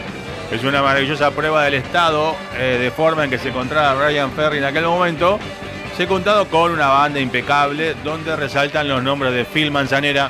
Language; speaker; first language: Spanish; native; Spanish